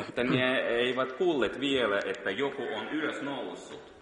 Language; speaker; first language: Finnish; non-native, fluent; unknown